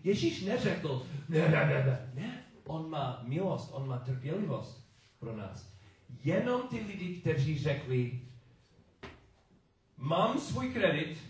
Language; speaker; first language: Czech; non-native, learner; English